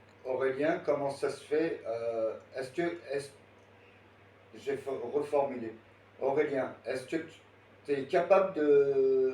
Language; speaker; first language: French; native; French